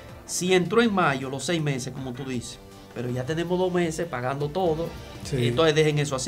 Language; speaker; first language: Spanish; native; Spanish